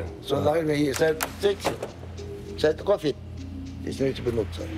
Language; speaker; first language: German; non-native, fluent; Indonesian